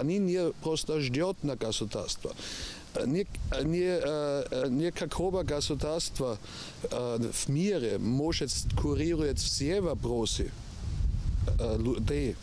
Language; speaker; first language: Russian; non-native, learner; German